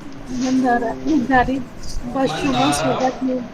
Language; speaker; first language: Persian; non-native, learner; Urdu